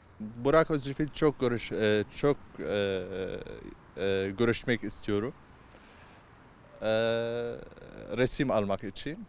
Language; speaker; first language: Turkish; non-native, learner; Arabic